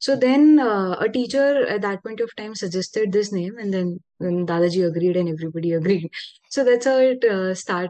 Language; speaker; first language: English; non-native, local second language; Hindi